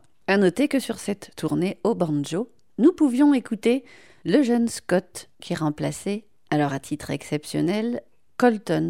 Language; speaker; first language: French; native; French